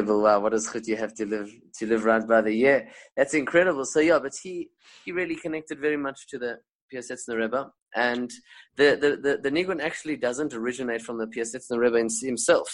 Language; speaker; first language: English; non-native, local second language; Spanish